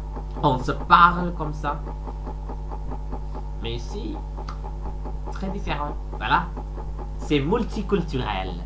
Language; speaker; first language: French; non-native, learner; Sasak